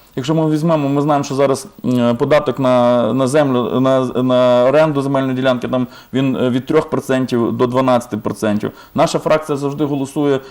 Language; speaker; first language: Ukrainian; native; Ukrainian